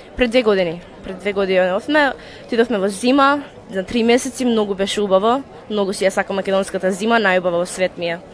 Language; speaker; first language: Macedonian; early bilingual, other home language; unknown